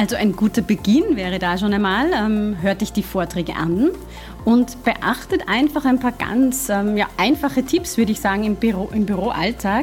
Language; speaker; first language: German; native; German